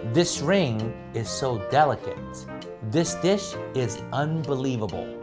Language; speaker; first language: English; non-native, fluent; Chinese